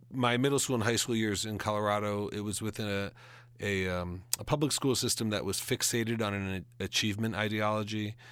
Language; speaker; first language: English; native; English